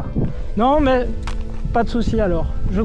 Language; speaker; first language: French; native; French